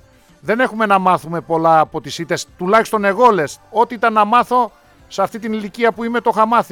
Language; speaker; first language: Greek; native; Greek